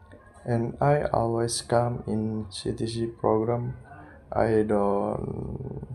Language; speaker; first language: English; non-native, learner; Indonesian